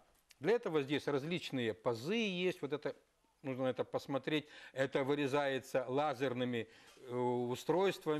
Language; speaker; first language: Russian; native; Russian